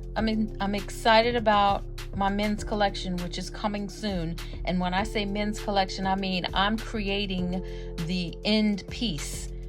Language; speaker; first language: English; native; English